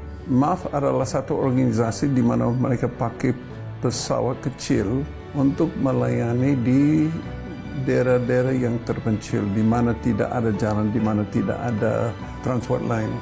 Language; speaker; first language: Indonesian; non-native, fluent; English